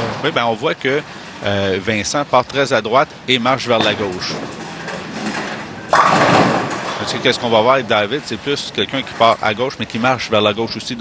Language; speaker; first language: French; native; French